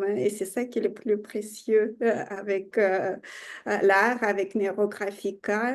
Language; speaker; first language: French; non-native, fluent; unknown